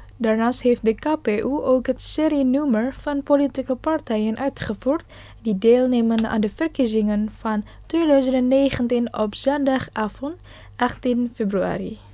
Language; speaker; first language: Dutch; non-native, fluent; Indonesian